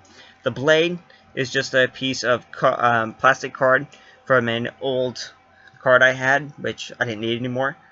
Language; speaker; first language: English; native; English